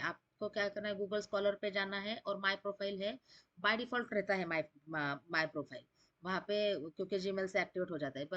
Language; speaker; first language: Hindi; non-native, local second language; Marathi